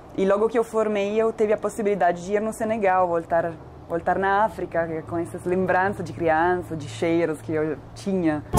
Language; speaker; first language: Portuguese; non-native, fluent; Italian